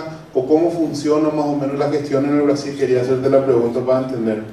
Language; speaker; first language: Spanish; native; Spanish